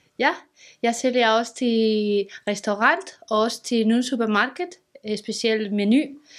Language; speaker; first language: Danish; non-native, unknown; Spanish